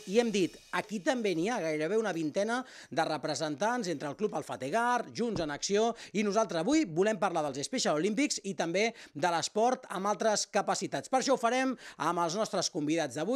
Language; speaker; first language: Catalan; native; Catalan